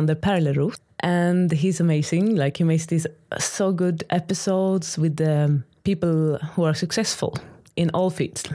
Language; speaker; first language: English; non-native, fluent; Swedish